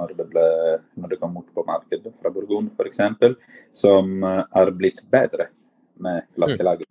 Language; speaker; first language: Norwegian; non-native, fluent; Italian